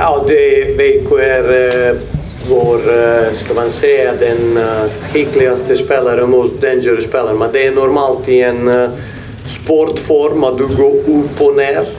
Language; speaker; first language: Swedish; non-native, fluent; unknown